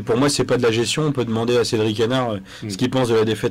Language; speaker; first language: French; native; French